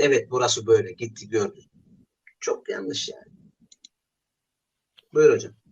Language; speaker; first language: Turkish; native; Turkish